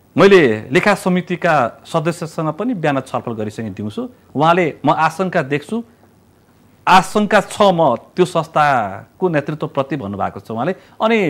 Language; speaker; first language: Nepali; native; Nepali